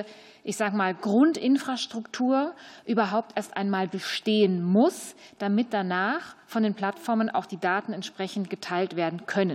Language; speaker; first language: German; native; German